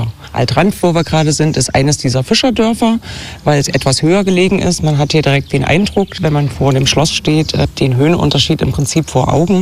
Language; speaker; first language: German; native; German